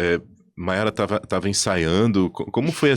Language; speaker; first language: Portuguese; native; Portuguese